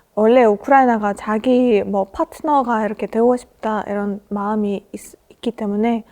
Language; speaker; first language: Korean; non-native, fluent; Russian